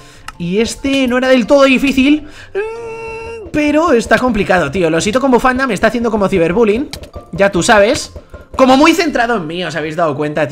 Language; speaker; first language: Spanish; native; Spanish